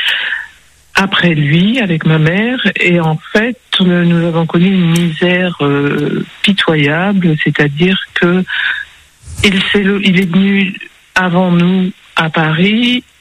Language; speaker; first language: French; early bilingual, other home language; Spanish